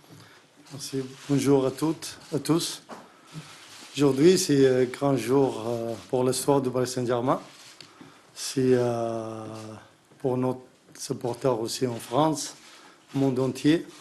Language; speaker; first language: French; non-native, learner; Arabic